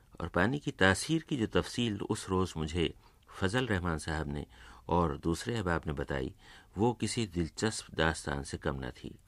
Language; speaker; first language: Urdu; native; Urdu